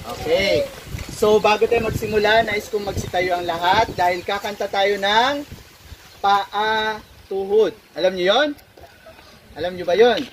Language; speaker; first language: Filipino; non-native, local second language; Cebuano